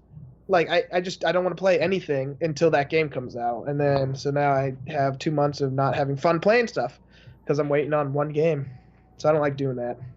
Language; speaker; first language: English; native; English